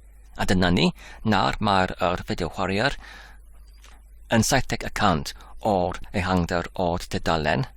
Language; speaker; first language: Welsh; non-native, learner; English